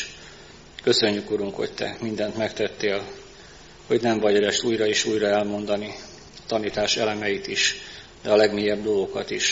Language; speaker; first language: Hungarian; native; Hungarian